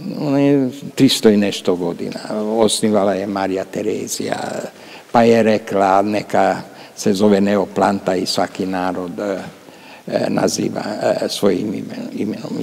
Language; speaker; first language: Croatian; non-native, local second language; Hungarian